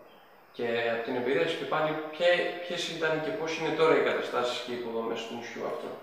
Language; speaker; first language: Greek; native; Greek